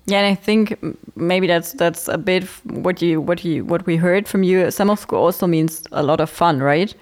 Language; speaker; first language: English; non-native, fluent; German